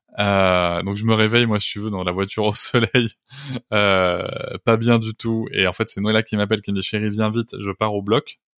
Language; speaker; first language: French; native; French